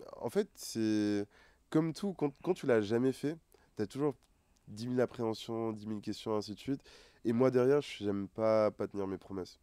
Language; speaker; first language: French; non-native, local second language; Wolof